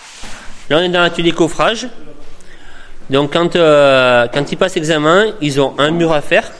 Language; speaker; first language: French; native; French